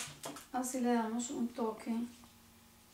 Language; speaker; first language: Spanish; native; Spanish